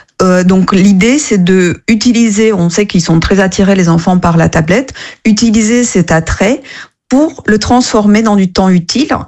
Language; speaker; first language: French; non-native, fluent; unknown